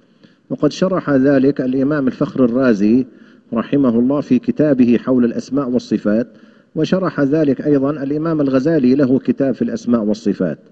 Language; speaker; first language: Arabic; native; Arabic